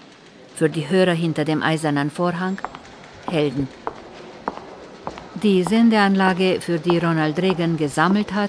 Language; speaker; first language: German; native; German